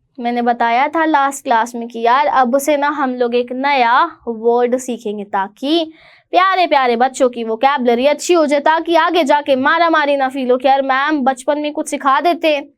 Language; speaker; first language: Hindi; native; Hindi